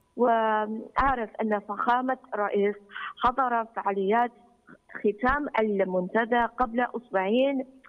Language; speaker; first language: Arabic; non-native, fluent; Chinese